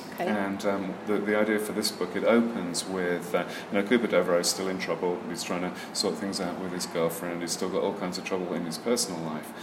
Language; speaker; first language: English; native; English